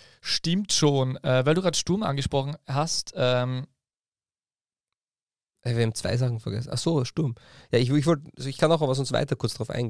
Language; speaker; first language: German; native; German